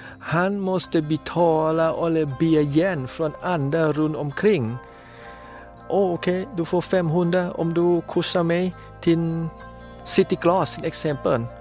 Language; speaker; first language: Swedish; non-native, fluent; Thai